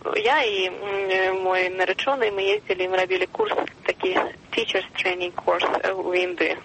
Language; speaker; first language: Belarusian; non-native, local second language; Russian